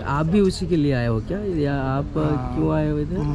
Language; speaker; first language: Hindi; non-native, local second language; Odia